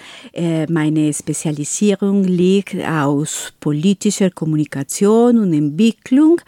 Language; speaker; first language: German; non-native, learner; Spanish